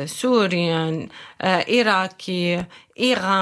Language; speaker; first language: German; non-native, learner; Arabic